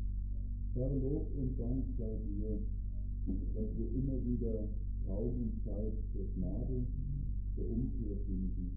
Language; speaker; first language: German; native; German